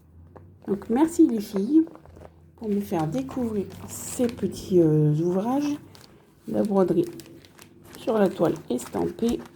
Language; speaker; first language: French; native; French